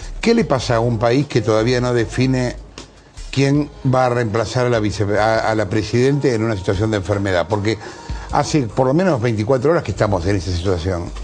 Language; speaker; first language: Spanish; native; Spanish